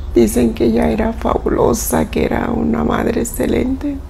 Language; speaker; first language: Spanish; native; Spanish